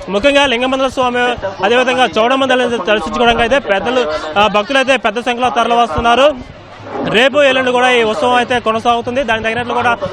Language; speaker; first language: Telugu; native; Telugu